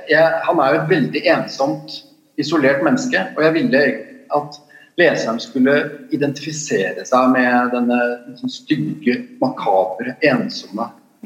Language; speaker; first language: Norwegian; native; Norwegian